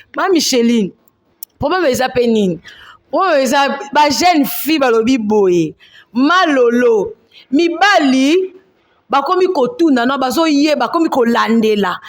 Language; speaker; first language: Lingala; non-native, local second language; Swahili